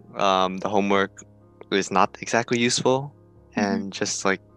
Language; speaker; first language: English; native; English